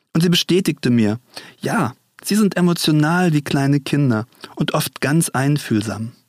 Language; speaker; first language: German; native; German